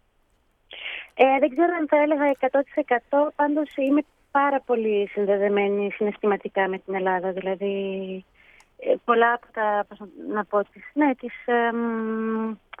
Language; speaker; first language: Greek; early bilingual, heritage; Greek